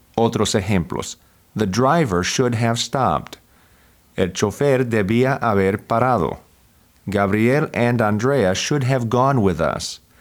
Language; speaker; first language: English; native; English